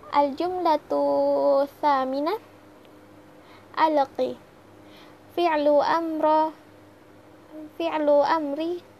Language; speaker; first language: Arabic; non-native, learner; Indonesian